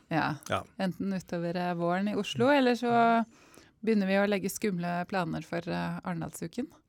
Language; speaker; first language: Norwegian; native; Norwegian